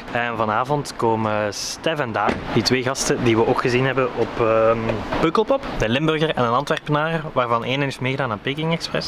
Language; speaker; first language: Dutch; native; Dutch